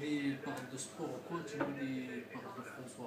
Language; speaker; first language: French; non-native, learner; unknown